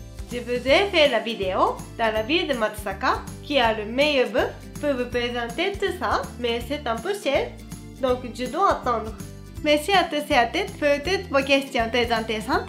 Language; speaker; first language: French; non-native, fluent; Japanese